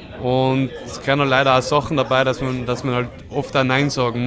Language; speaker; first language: German; native; German